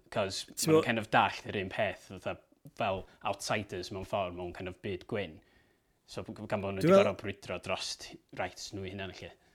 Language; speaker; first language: Welsh; native; Welsh